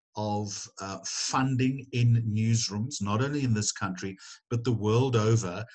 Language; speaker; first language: English; native; English